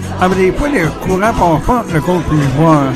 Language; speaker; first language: French; native; French